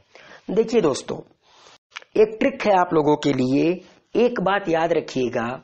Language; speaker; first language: Hindi; native; Hindi